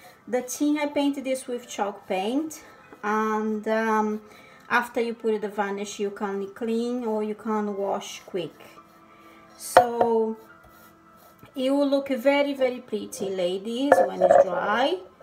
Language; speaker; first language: English; non-native, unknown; Portuguese